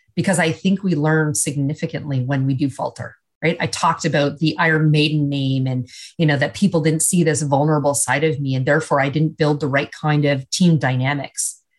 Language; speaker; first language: English; native; English